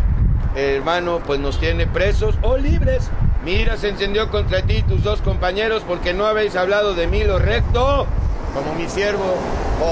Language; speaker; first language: Spanish; native; Spanish